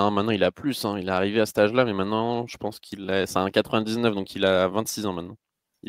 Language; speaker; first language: French; native; French